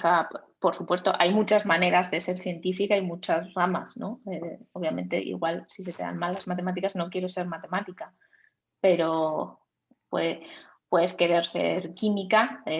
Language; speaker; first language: Spanish; native; Spanish